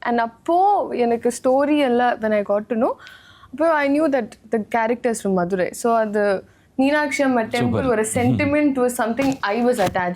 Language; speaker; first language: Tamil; non-native, learner; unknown